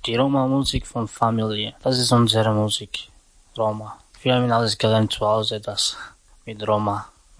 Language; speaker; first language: German; non-native, learner; Romany